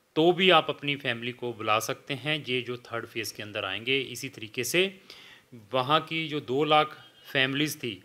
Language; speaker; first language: Hindi; native; Hindi